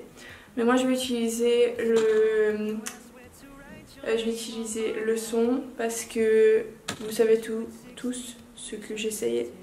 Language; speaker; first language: French; non-native, fluent; Finnish